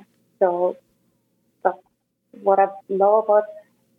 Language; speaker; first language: English; non-native, fluent; Icelandic